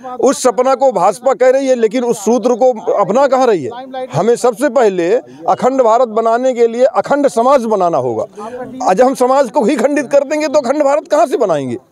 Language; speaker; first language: Hindi; native; Hindi